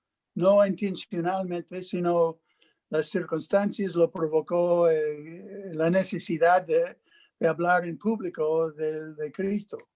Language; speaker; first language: Spanish; non-native, fluent; English